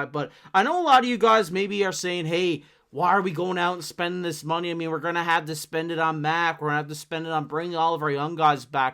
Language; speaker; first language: English; native; English